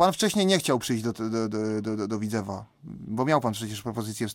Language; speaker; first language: Polish; native; Polish